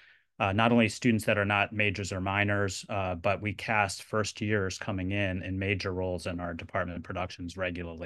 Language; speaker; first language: English; native; English